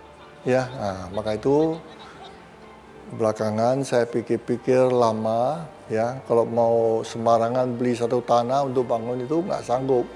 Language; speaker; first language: Indonesian; non-native, local second language; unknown